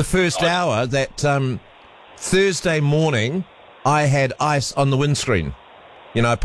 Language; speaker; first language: English; native; English